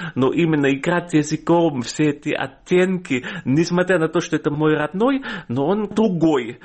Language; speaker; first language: Russian; non-native, fluent; German